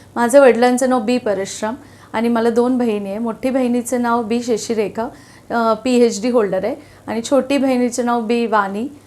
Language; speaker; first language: Marathi; non-native, local second language; Telugu